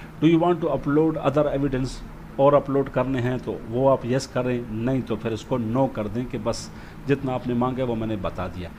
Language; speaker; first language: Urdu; native; Urdu